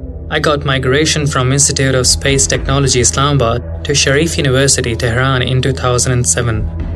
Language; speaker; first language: English; non-native, local second language; Punjabi